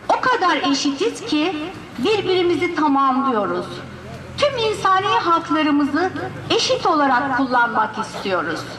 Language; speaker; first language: Turkish; native; Turkish